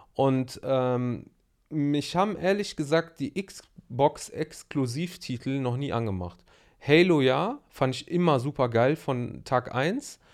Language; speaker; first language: German; early bilingual, other home language; Arabic